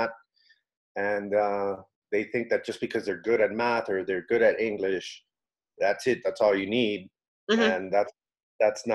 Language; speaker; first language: English; native; English